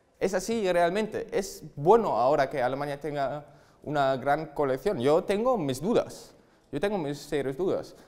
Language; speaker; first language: Spanish; non-native, fluent; German